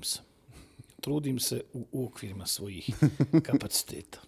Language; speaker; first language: Serbian; native; Serbian